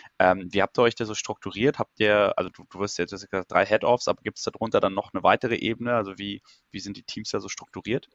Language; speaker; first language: German; native; German